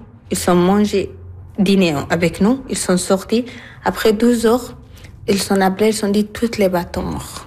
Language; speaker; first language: French; non-native, learner; Arabic